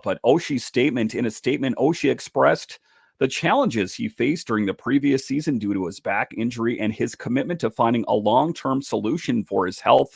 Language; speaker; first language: English; native; English